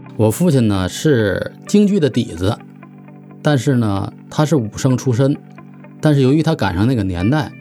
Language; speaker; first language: Chinese; native; Chinese